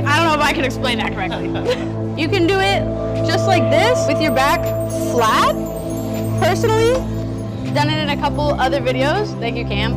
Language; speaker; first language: English; native; English